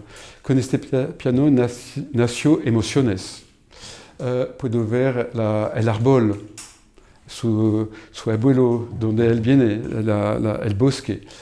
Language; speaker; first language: Spanish; non-native, fluent; French